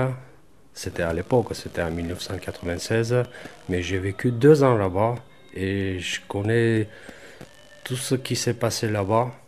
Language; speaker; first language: French; non-native, fluent; Armenian